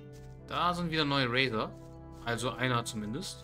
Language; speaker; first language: German; native; German